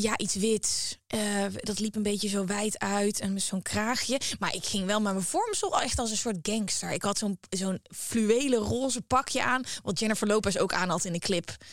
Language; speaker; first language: Dutch; native; Dutch